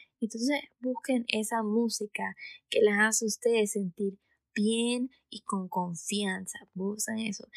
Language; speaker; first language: Spanish; early bilingual, heritage; Spanish